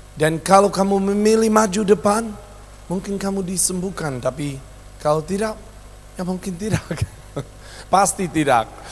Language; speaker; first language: Indonesian; non-native, local second language; English